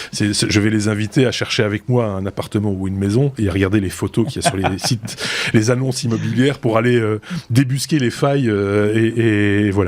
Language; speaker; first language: French; native; French